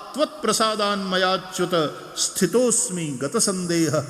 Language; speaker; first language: Hindi; non-native, local second language; Gujarati